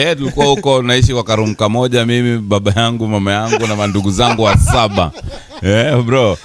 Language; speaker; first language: Swahili; native; Swahili